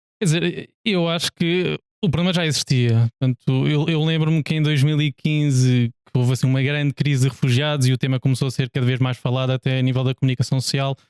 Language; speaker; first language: Portuguese; native; Portuguese